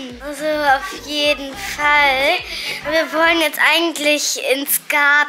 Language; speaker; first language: German; early bilingual, other home language; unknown